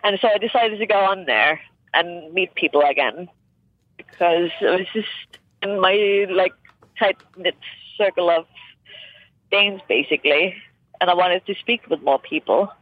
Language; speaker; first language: English; non-native, fluent; Danish